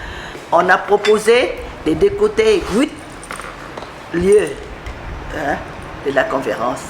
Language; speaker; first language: French; non-native, fluent; Vietnamese